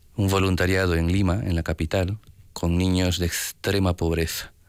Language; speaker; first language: Spanish; native; Spanish